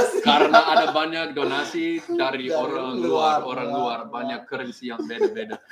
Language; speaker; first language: Indonesian; non-native, learner; English